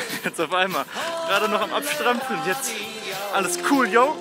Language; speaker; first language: German; native; German